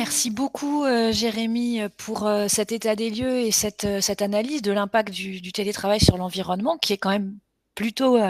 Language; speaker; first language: French; native; French